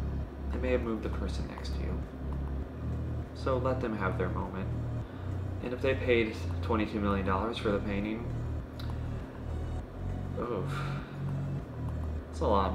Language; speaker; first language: English; native; English